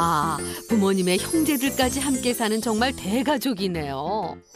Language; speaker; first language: Korean; native; Korean